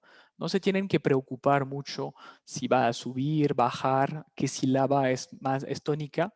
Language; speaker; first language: Spanish; non-native, fluent; French